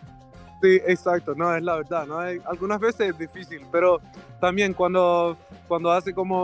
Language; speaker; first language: Spanish; non-native, fluent; Swedish